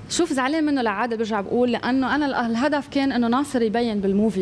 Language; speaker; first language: Arabic; native; Arabic